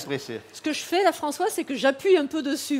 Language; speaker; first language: French; native; French